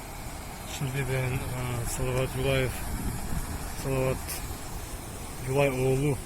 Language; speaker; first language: Turkish; non-native, learner; Bashkir